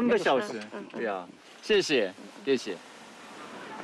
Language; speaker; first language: Chinese; non-native, fluent; Korean